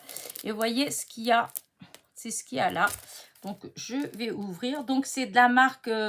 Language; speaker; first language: French; native; French